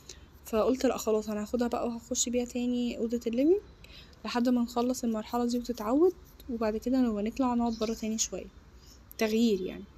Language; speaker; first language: Arabic; native; Arabic